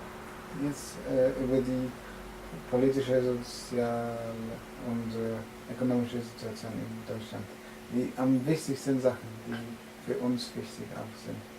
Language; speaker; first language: German; non-native, learner; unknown